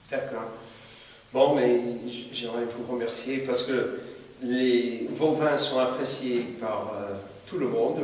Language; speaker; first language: French; non-native, fluent; English